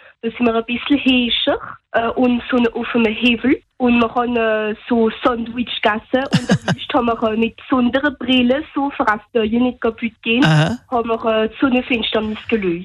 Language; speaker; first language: German; non-native, local second language; French